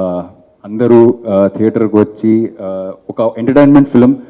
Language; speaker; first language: Telugu; non-native, fluent; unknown